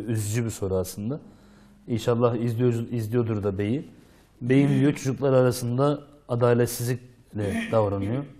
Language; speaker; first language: Turkish; native; Turkish